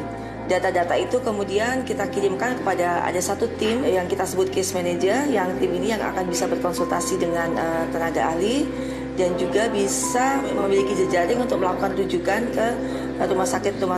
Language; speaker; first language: Indonesian; native; Indonesian